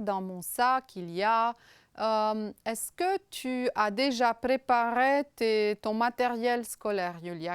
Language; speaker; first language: French; non-native, fluent; Romanian